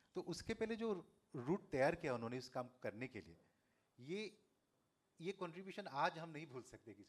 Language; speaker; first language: Hindi; non-native, local second language; Assamese